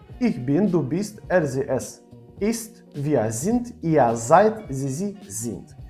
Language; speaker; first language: German; non-native, fluent; Ukrainian